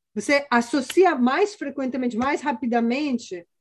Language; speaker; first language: Portuguese; non-native, fluent; Italian